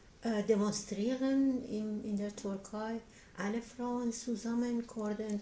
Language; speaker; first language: German; non-native, learner; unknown